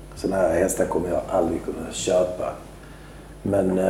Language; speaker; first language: Swedish; early bilingual, other home language; Albanian